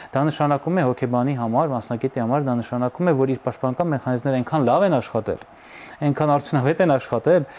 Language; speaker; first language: Armenian; native; Armenian